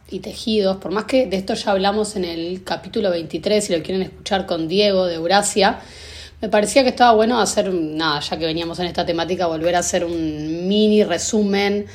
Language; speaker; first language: Spanish; native; Spanish